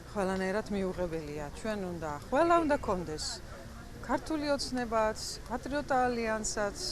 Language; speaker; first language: Georgian; non-native, fluent; Dutch